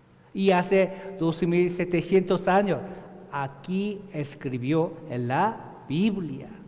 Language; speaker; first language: Spanish; non-native, fluent; Korean